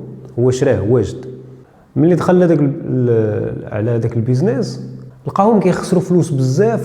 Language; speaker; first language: Arabic; native; Arabic